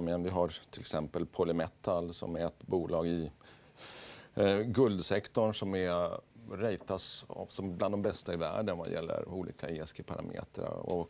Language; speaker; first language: Swedish; native; Swedish